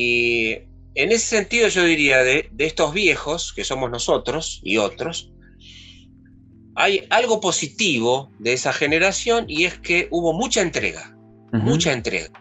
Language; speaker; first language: Spanish; native; Spanish